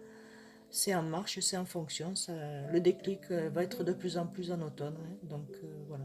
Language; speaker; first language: French; native; French